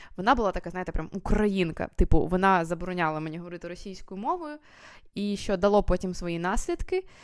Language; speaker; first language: Ukrainian; native; Ukrainian